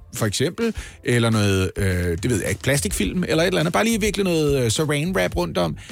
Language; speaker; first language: Danish; native; Danish